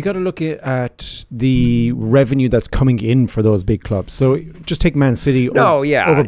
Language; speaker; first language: English; native; English